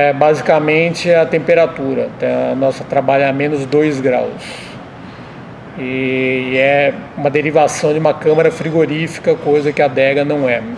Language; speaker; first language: Portuguese; native; Portuguese